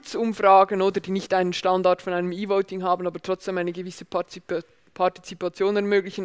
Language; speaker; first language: German; native; German